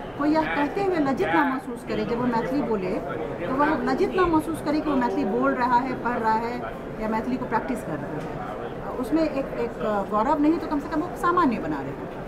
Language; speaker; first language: Hindi; non-native, local second language; Maithili